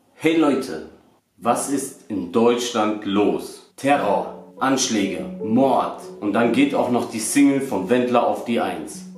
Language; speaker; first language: German; early bilingual, other home language; Albanian